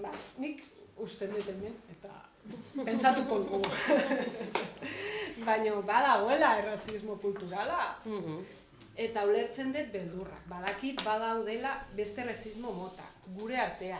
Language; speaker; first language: Basque; non-native, fluent; Catalan